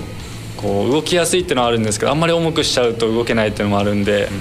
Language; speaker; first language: Japanese; native; Japanese